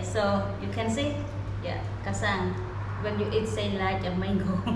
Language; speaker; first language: English; non-native, learner; Khmer